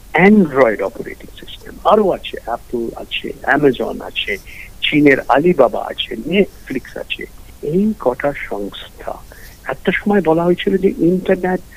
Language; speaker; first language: Bangla; early bilingual, heritage; Bangla